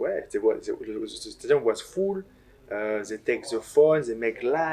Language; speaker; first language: English; non-native, learner; French